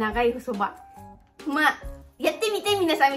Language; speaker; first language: Japanese; non-native, learner; Lao